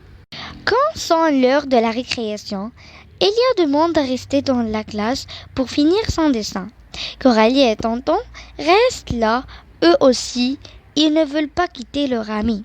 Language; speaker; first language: French; non-native, local second language; Arabic